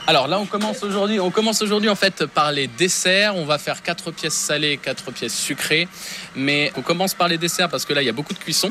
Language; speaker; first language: French; native; French